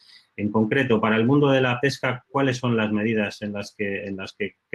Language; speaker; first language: Spanish; native; Spanish